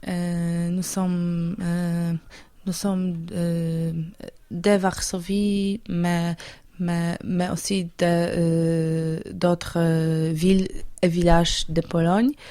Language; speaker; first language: French; non-native, learner; Polish